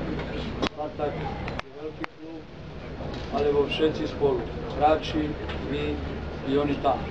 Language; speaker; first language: Slovak; non-native, learner; Serbian